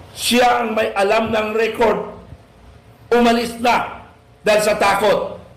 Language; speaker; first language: Filipino; native; Filipino